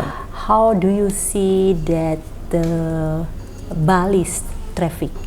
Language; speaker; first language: English; non-native, fluent; Indonesian